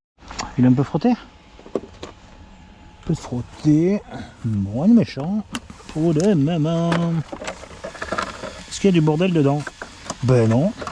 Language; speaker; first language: French; native; French